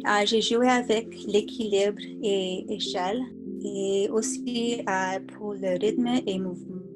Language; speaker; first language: French; non-native, fluent; English